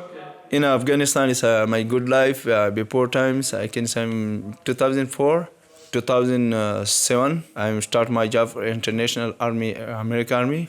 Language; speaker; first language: English; non-native, learner; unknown